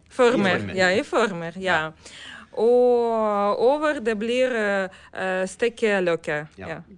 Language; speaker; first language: Norwegian; non-native, learner; Ukrainian